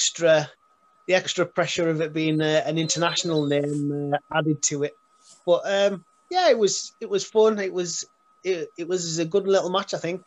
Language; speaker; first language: English; native; English